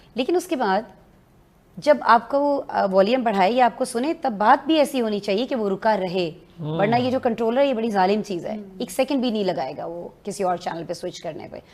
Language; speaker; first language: Urdu; native; Urdu